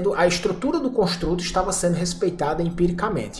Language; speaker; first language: Portuguese; native; Portuguese